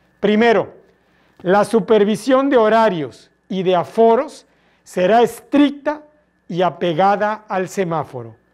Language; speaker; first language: Spanish; native; Spanish